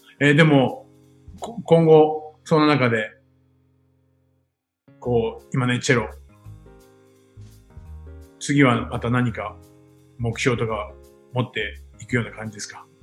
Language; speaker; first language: Japanese; native; Japanese